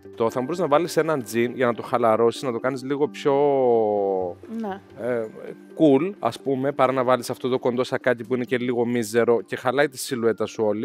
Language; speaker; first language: Greek; native; Greek